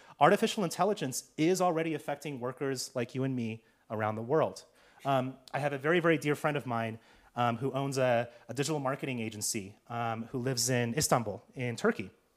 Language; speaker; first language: English; native; English